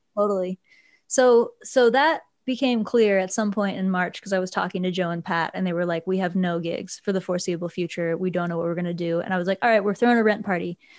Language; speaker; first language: English; native; English